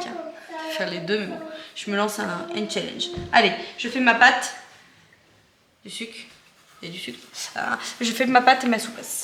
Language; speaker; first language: French; native; French